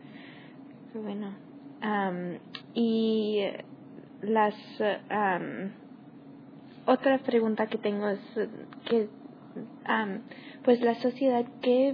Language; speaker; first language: Spanish; non-native, learner; English